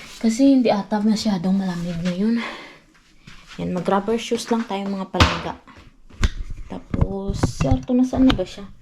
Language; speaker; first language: Filipino; non-native, local second language; Cebuano